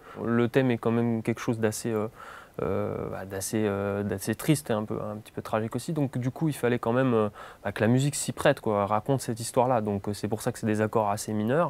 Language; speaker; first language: French; native; French